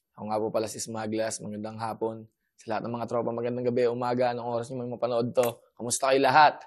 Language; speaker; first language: Filipino; native; Filipino